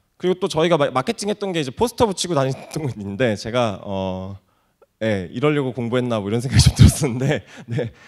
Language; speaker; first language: Korean; native; Korean